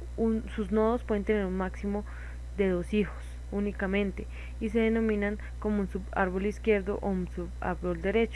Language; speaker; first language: Spanish; native; Spanish